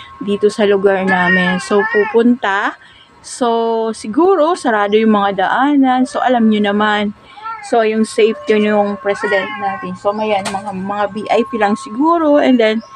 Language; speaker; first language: Filipino; non-native, local second language; Bikol